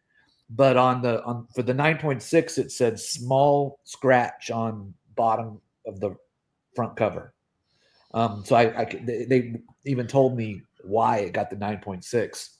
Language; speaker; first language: English; native; English